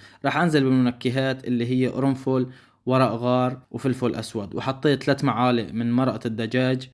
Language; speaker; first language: Arabic; native; Arabic